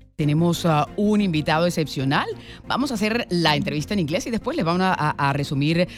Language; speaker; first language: Spanish; native; Spanish